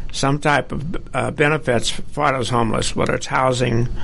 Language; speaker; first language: English; native; English